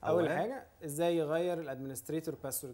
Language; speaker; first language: Arabic; native; Arabic